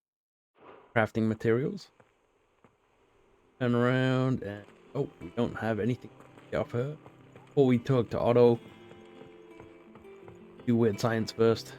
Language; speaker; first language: English; native; English